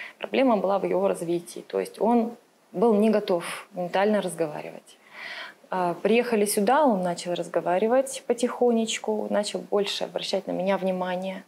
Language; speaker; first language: Russian; native; Russian